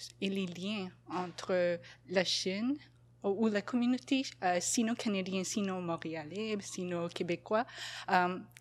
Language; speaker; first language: French; non-native, local second language; English